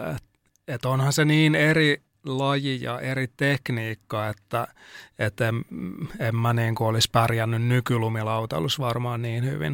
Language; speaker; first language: Finnish; native; Finnish